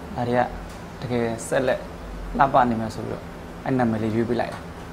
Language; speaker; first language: Burmese; native; Burmese